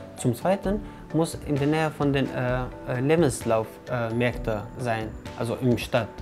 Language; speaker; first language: German; non-native, fluent; Arabic